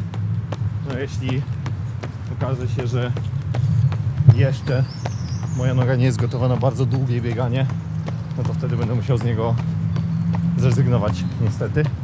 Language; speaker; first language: Polish; native; Polish